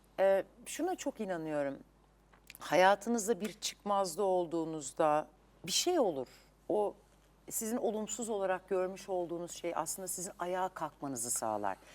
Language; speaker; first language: Turkish; native; Turkish